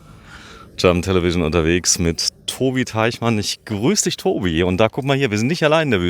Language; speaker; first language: German; native; German